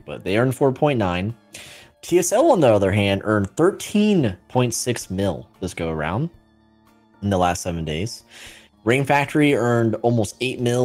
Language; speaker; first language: English; native; English